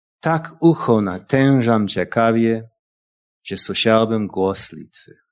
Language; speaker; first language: Polish; non-native, fluent; English